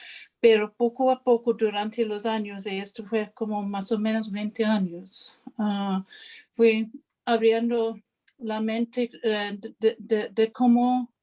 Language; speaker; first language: Spanish; non-native, fluent; English